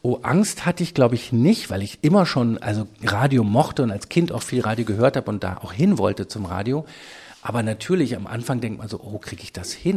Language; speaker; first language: German; native; German